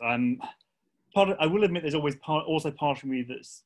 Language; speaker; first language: English; native; English